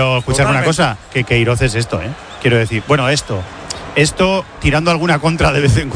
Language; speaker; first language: Spanish; native; Spanish